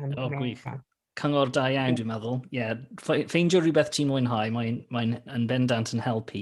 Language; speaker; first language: Welsh; non-native, fluent; English